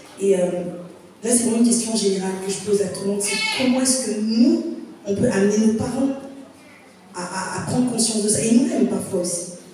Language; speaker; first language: French; native; French